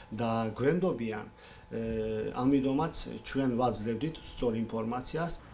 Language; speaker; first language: Georgian; non-native, local second language; Azerbaijani